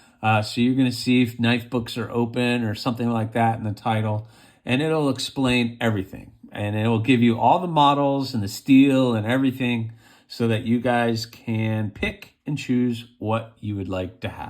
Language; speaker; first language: English; native; English